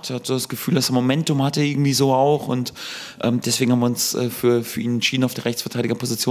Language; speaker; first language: German; native; German